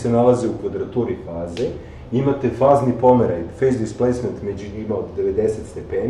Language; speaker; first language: Serbian; native; Serbian